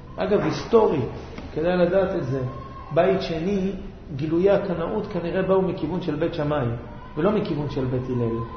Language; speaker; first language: Hebrew; native; Hebrew